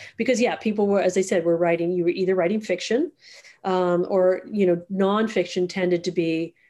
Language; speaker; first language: English; native; English